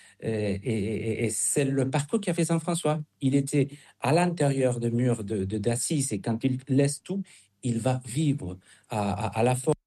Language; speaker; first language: French; non-native, fluent; Spanish